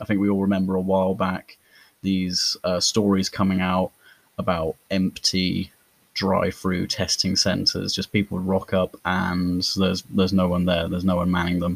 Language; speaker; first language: English; native; English